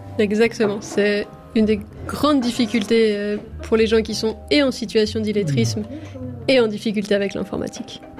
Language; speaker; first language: French; native; French